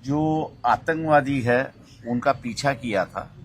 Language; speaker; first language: Hindi; non-native, local second language; Marathi